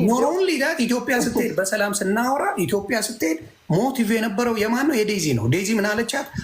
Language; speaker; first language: Amharic; non-native, local second language; Tigrinya